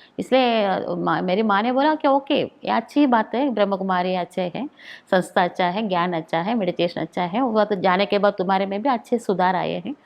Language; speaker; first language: Hindi; non-native, local second language; Malayalam